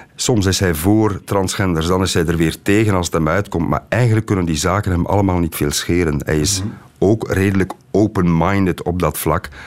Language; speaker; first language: Dutch; native; Dutch